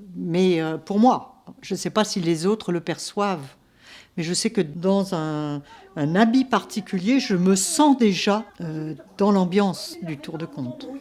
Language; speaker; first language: French; native; French